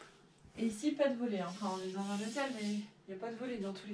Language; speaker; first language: French; native; French